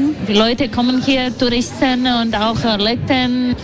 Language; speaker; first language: German; non-native, learner; Latvian